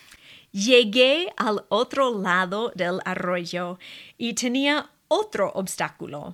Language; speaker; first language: Spanish; non-native, fluent; English